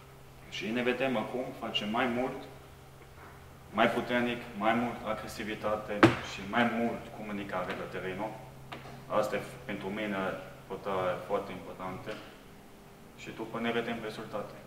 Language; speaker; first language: Romanian; non-native, learner; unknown